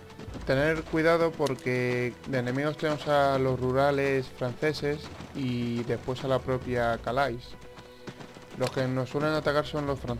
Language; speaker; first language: Spanish; native; Spanish